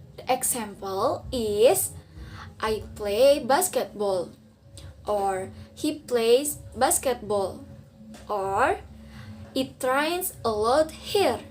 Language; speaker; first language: English; non-native, learner; Indonesian